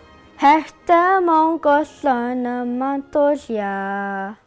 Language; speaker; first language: Mongolian; early bilingual, heritage; Mongolian